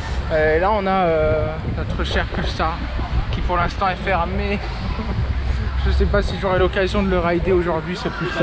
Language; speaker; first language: French; native; French